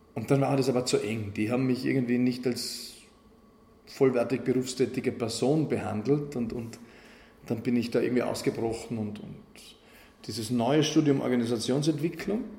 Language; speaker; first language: German; native; German